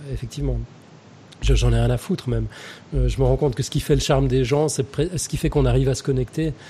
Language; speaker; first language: French; native; French